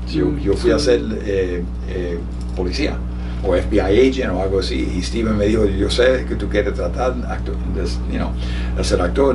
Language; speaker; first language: Spanish; early bilingual, heritage; Spanish